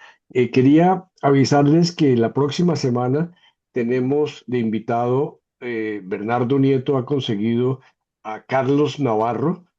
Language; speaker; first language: Spanish; native; Spanish